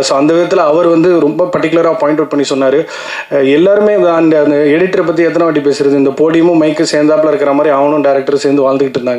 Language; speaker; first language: Tamil; native; Tamil